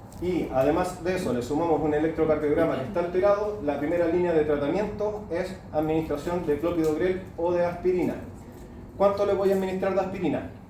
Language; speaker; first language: Spanish; native; Spanish